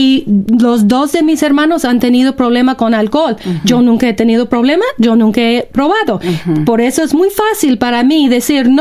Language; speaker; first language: Spanish; non-native, fluent; English